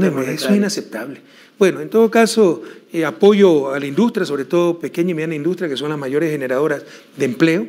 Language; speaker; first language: Spanish; native; Spanish